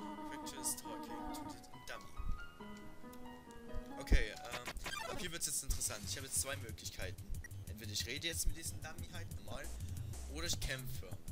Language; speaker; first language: German; native; German